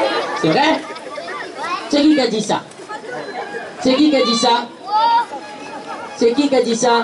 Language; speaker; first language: French; non-native, fluent; Portuguese